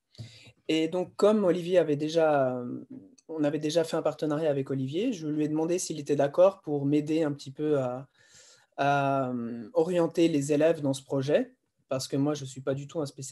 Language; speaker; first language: French; native; French